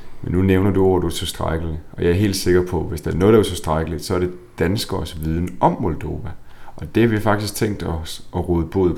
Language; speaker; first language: Danish; native; Danish